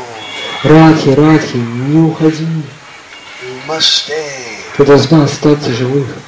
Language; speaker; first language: Russian; native; Russian